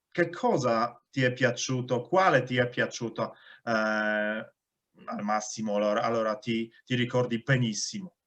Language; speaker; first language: Italian; non-native, fluent; Polish